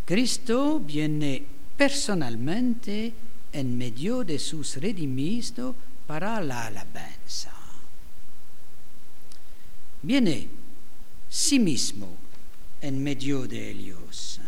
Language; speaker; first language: Spanish; non-native, fluent; French